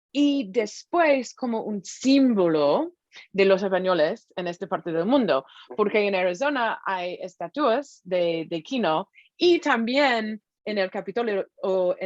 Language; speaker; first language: Spanish; non-native, fluent; English